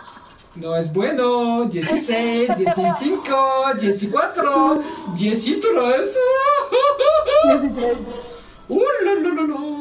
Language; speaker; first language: Spanish; non-native, learner; French